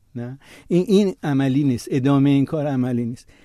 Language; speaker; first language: Persian; non-native, local second language; Azerbaijani